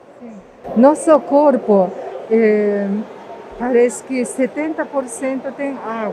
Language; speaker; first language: Portuguese; non-native, fluent; Japanese